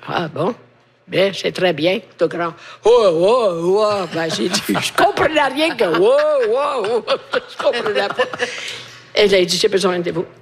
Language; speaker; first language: French; non-native, fluent; Italian